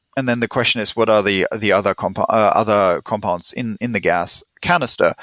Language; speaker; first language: English; non-native, fluent; German